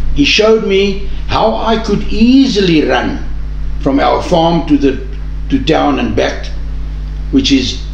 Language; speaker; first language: English; non-native, local second language; Afrikaans